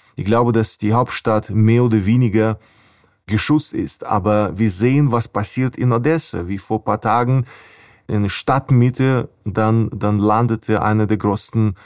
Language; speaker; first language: German; non-native, fluent; Ukrainian